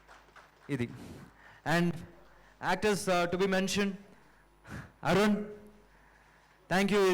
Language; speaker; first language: Telugu; native; Telugu